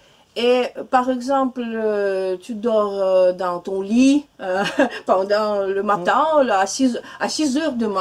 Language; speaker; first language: French; non-native, learner; Russian